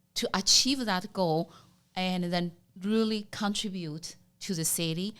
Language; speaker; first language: English; non-native, learner; Chinese